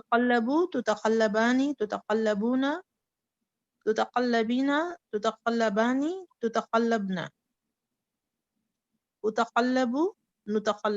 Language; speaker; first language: Arabic; non-native, learner; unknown